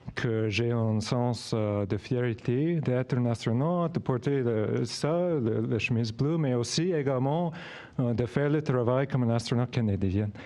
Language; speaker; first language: French; non-native, fluent; English